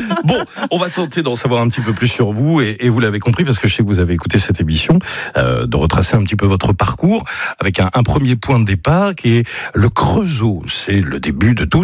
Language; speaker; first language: French; native; French